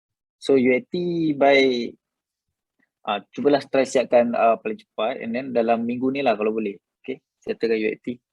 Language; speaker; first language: Malay; native; Malay